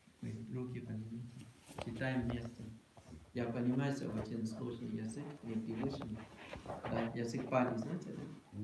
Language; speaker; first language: Russian; non-native, learner; Sinhala